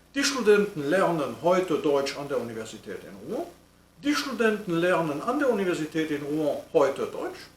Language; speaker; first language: German; non-native, fluent; French